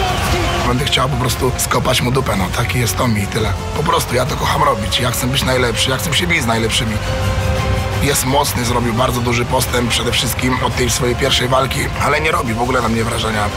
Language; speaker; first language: Polish; native; Polish